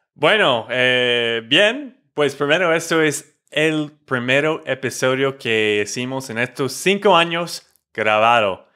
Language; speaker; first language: Spanish; non-native, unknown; English